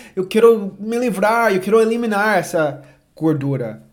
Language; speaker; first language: Portuguese; non-native, fluent; English